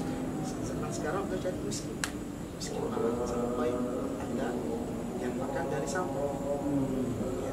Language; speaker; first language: Indonesian; non-native, fluent; Arabic